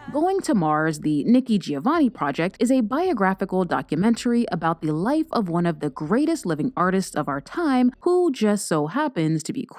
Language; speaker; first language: English; native; English